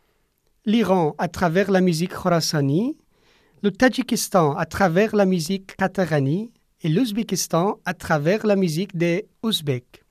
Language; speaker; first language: French; non-native, fluent; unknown